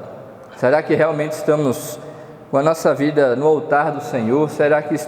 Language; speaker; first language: Portuguese; native; Portuguese